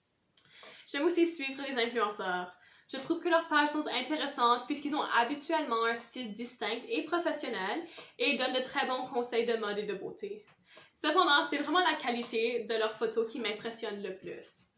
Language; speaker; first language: French; non-native, fluent; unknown